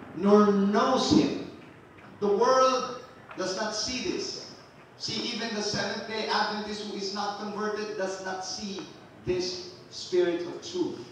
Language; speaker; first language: English; non-native, local second language; Filipino